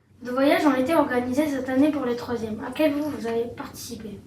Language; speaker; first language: French; native; French